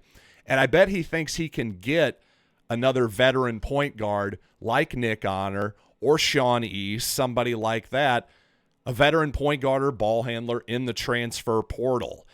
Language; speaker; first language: English; native; English